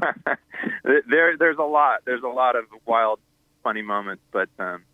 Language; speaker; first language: English; native; English